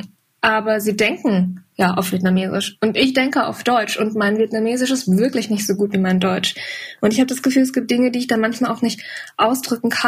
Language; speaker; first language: German; native; German